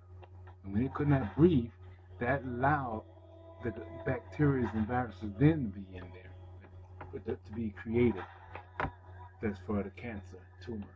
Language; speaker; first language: English; native; English